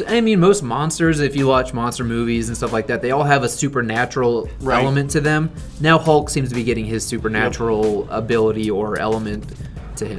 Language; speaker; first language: English; native; English